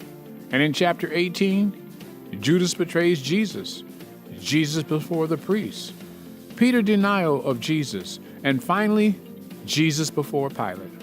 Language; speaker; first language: English; native; English